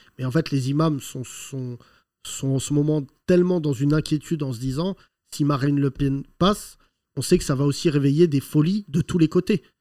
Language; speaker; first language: French; native; French